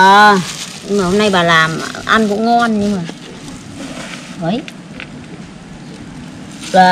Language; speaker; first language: Vietnamese; native; Vietnamese